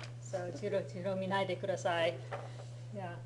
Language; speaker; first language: Japanese; non-native, fluent; English